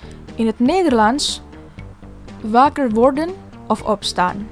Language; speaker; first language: Dutch; non-native, learner; Indonesian